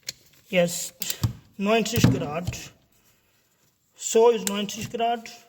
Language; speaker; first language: German; non-native, learner; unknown